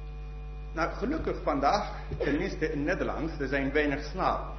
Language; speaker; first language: Dutch; non-native, fluent; English